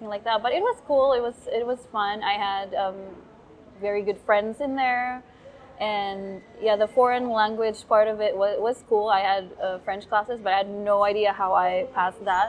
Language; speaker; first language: English; non-native, local second language; Cebuano